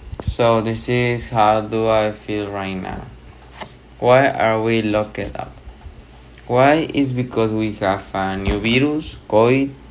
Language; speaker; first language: English; non-native, learner; Spanish